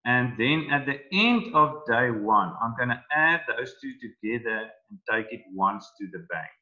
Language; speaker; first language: English; non-native, local second language; Afrikaans